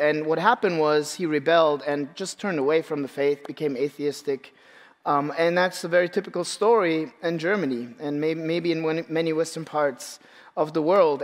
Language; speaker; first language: English; non-native, fluent; Turkish